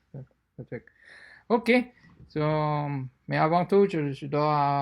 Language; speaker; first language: French; non-native, fluent; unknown